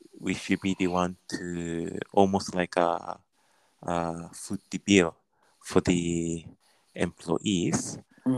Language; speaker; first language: English; non-native, learner; Japanese